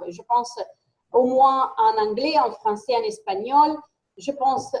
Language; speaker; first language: French; non-native, fluent; Italian